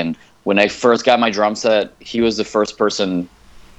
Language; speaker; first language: English; non-native, fluent; Spanish